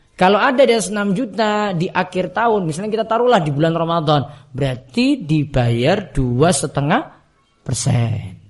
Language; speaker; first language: Indonesian; native; Indonesian